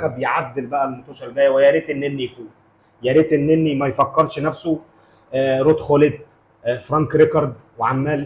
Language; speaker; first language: Arabic; native; Arabic